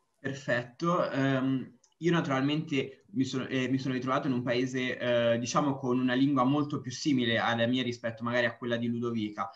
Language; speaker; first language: Italian; native; Italian